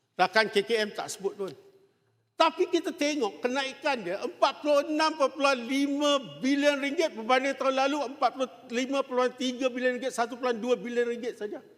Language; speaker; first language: Malay; non-native, local second language; Chinese